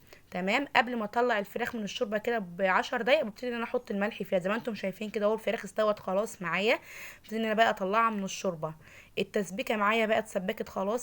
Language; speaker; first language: Arabic; native; Arabic